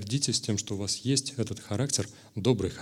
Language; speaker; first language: Russian; native; Russian